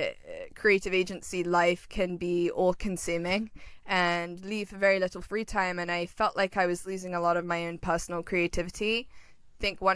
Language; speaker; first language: English; native; English